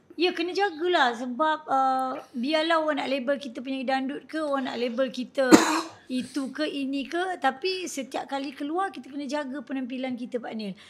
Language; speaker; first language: Malay; native; Malay